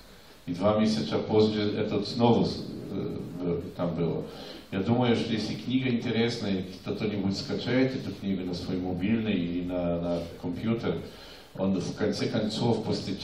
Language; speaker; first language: Russian; non-native, fluent; Polish